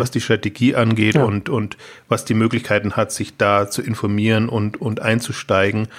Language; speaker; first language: German; native; German